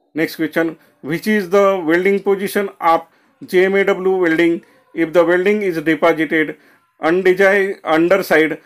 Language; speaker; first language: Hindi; non-native, local second language; Marathi